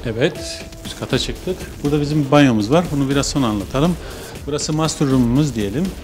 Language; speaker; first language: Turkish; native; Turkish